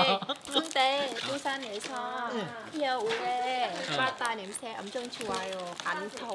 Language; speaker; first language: Korean; non-native, learner; Vietnamese